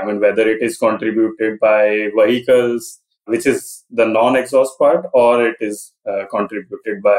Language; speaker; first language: English; non-native, local second language; Hindi